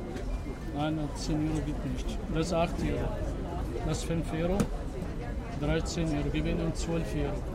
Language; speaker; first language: German; non-native, learner; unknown